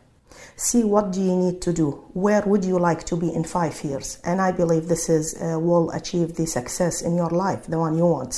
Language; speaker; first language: English; non-native, fluent; Arabic